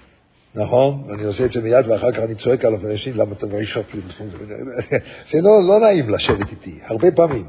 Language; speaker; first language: Hebrew; non-native, fluent; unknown